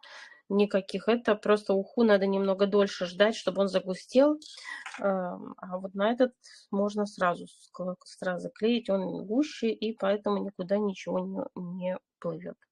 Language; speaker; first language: Russian; native; Russian